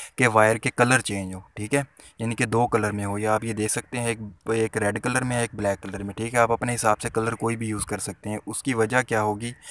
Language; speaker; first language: Urdu; non-native, local second language; Punjabi